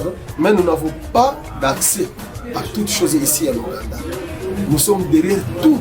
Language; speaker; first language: French; non-native, local second language; Swahili